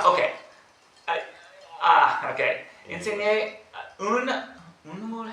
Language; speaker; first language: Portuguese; non-native, learner; English